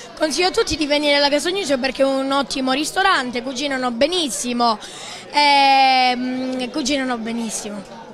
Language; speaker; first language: Italian; native; Italian